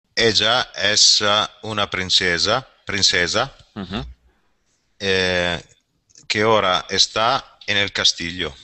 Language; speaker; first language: Spanish; non-native, learner; Italian